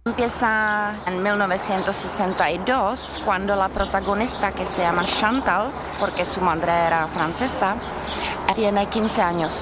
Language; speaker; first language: Spanish; non-native, fluent; Czech